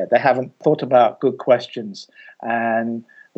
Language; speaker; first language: English; native; English